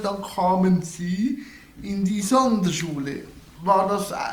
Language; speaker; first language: German; native; German